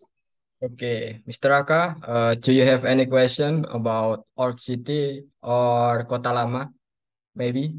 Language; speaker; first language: English; non-native, learner; Indonesian